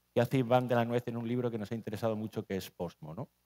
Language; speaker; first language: Spanish; native; Spanish